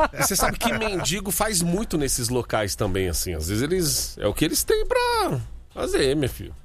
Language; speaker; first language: Portuguese; native; Portuguese